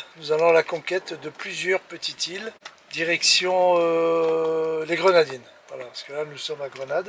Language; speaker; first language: French; native; French